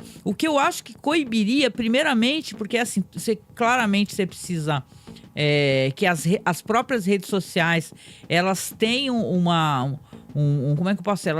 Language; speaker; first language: Portuguese; native; Portuguese